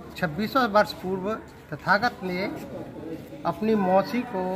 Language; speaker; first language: Hindi; native; Hindi